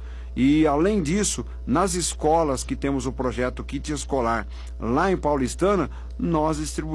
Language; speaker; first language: Portuguese; native; Portuguese